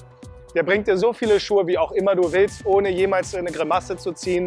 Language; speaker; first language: German; native; German